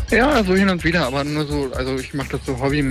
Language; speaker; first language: German; native; German